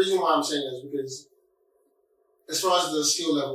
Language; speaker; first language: English; non-native, local second language; Yoruba